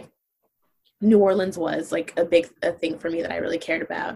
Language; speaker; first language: English; native; English